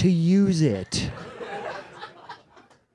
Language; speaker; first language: English; native; English